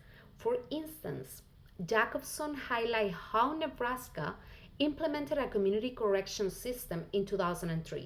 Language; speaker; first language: English; non-native, fluent; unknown